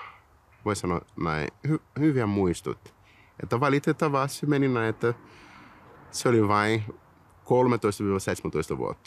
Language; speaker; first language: Finnish; non-native, fluent; Portuguese